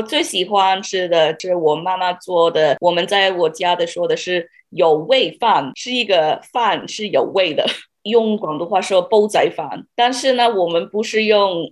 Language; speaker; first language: Chinese; early bilingual, heritage; English